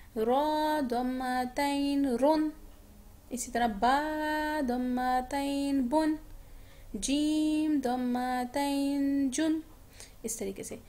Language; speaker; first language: Urdu; native; Urdu